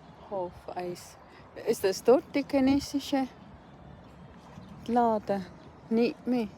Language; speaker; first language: German; non-native, learner; Cebuano